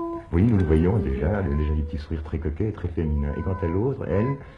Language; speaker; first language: French; native; French